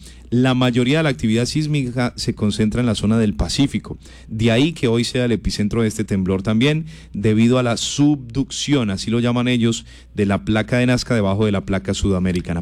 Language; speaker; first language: Spanish; native; Spanish